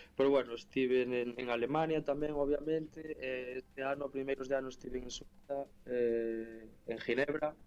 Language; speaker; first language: Galician; native; Galician